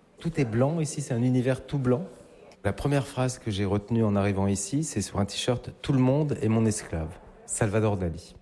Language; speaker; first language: French; native; French